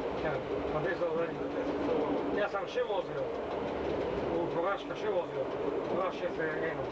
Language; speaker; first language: Slovenian; non-native, learner; Italian